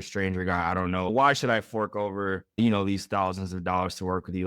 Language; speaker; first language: English; native; English